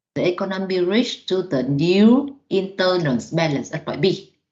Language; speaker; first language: English; non-native, fluent; Vietnamese